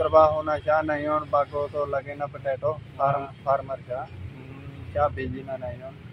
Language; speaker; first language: Filipino; non-native, learner; Punjabi